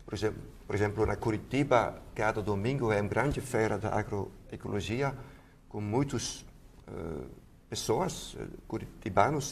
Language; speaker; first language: Portuguese; non-native, fluent; Dutch